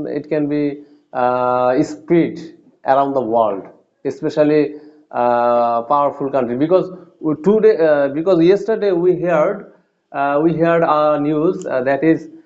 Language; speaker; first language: English; non-native, learner; Bangla